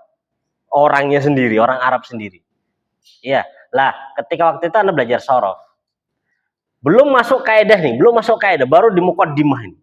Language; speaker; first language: Indonesian; native; Indonesian